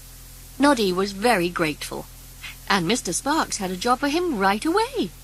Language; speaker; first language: English; native; English